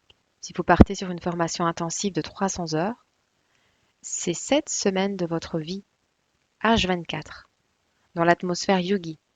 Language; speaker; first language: French; native; French